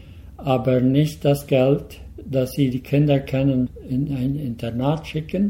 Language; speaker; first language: German; early bilingual, heritage; Low German